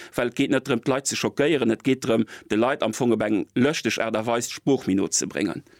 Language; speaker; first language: Luxembourgish; native; Luxembourgish